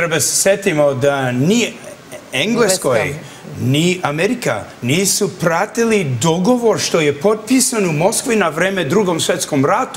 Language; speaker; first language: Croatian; early bilingual, heritage; English